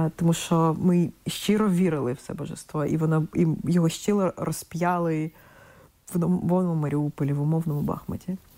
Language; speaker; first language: Ukrainian; non-native, local second language; Russian